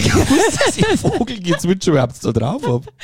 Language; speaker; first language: German; native; German